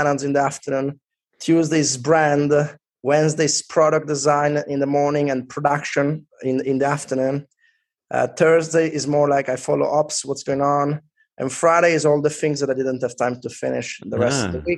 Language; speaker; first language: English; non-native, fluent; Italian